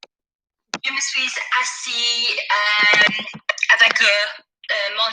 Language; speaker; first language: French; non-native, learner; English